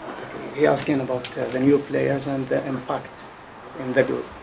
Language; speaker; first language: English; non-native, learner; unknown